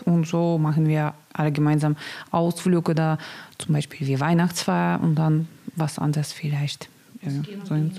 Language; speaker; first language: German; non-native, learner; Russian